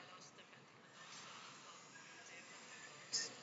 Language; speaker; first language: Spanish; non-native, learner; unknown